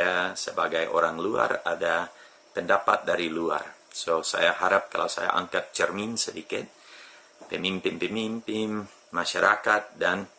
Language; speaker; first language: Indonesian; non-native, fluent; English